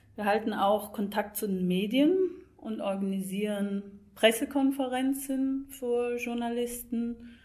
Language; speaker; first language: German; non-native, fluent; English